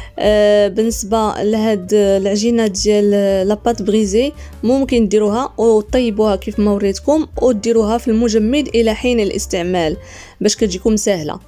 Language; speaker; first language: Arabic; native; Arabic